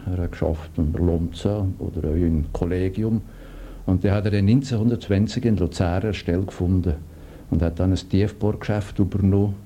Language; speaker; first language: German; native; German